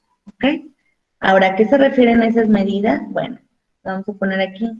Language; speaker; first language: Spanish; native; Spanish